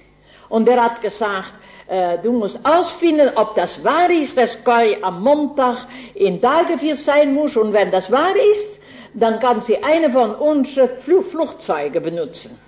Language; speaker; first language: German; non-native, fluent; Dutch